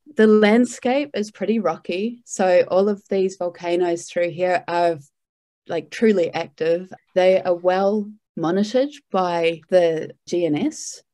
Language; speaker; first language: English; native; English